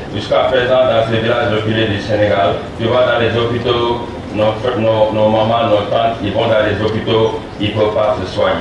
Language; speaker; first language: French; non-native, local second language; Wolof